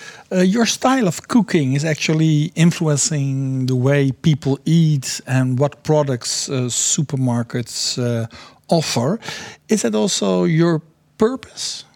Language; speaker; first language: English; non-native, fluent; Dutch